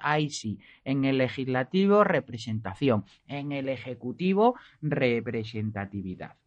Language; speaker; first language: Spanish; native; Spanish